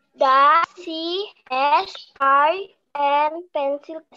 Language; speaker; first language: English; non-native, learner; Indonesian